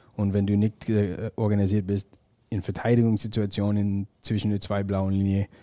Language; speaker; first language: German; non-native, fluent; English